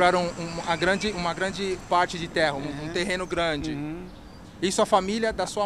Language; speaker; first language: Portuguese; native; Portuguese